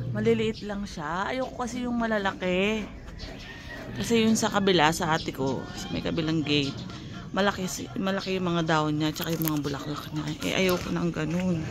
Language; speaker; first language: Filipino; non-native, local second language; Pampanga